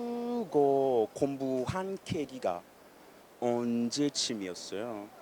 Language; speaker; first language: Korean; non-native, fluent; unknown